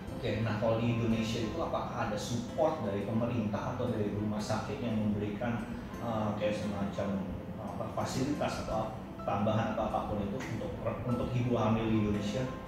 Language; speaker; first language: Indonesian; native; Indonesian